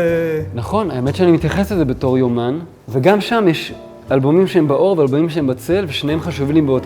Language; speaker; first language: Hebrew; native; Hebrew